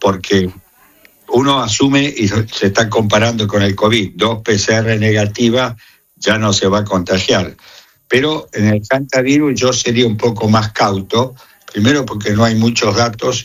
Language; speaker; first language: Spanish; native; Spanish